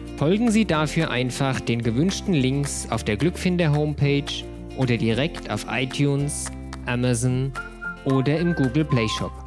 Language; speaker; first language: German; native; German